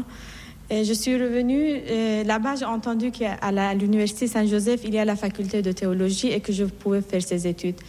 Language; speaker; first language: French; non-native, fluent; Assyrian Neo-Aramaic